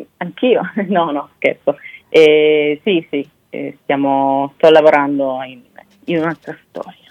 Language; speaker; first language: Italian; early bilingual, heritage; Spanish